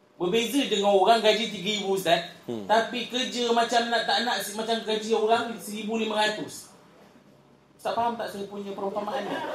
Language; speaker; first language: Malay; native; Malay